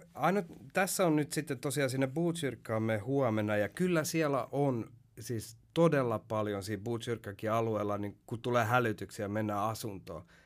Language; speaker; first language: Finnish; early bilingual, heritage; Finnish